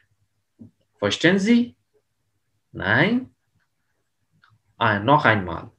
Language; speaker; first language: German; non-native, learner; Hindi